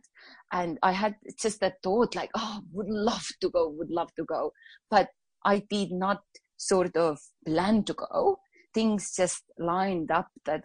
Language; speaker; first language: English; non-native, fluent; Estonian